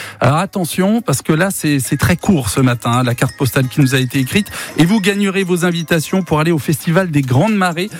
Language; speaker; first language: French; native; French